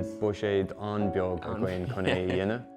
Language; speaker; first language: Irish; native; Irish